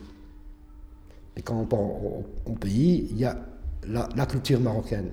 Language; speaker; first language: French; early bilingual, other home language; Arabic